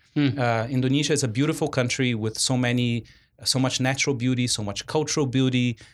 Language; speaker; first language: English; non-native, fluent; Portuguese